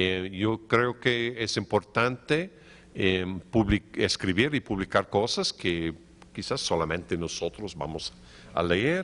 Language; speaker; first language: Spanish; non-native, fluent; English